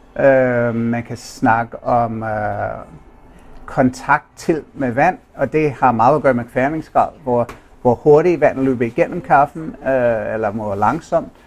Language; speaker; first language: Danish; non-native, fluent; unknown